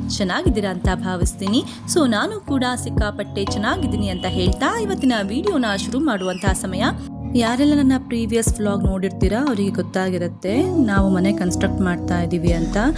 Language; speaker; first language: Kannada; native; Kannada